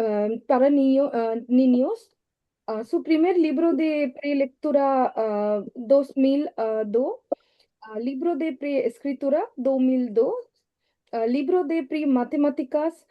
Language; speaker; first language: Spanish; non-native, learner; Bangla